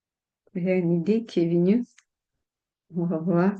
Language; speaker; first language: French; non-native, fluent; Russian